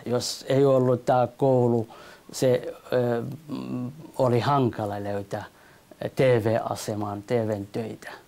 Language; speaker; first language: Finnish; non-native, learner; Kurdish